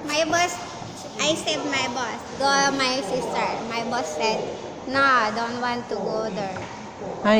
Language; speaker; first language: English; non-native, learner; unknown